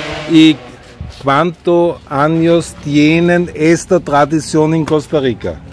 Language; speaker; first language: Spanish; non-native, learner; German